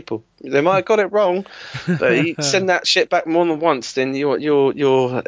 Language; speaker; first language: English; native; English